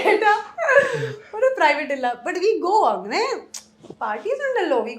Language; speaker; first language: Malayalam; early bilingual, heritage; Malayalam